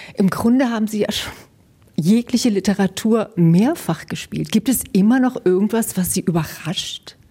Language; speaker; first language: German; native; German